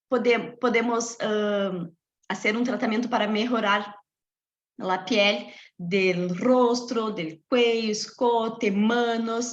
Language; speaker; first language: Spanish; non-native, fluent; Portuguese